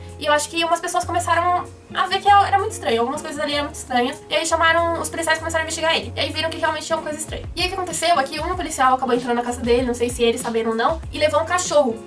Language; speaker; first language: Portuguese; native; Portuguese